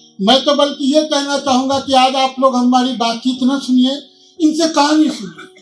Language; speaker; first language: Hindi; native; Hindi